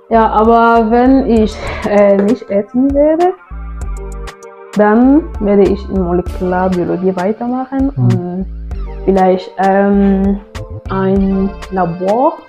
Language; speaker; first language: German; non-native, learner; French